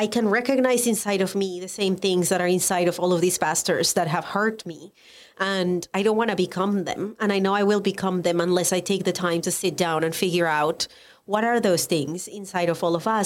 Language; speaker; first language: English; non-native, fluent; Spanish